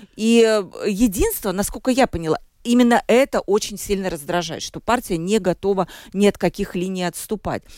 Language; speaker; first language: Russian; native; Russian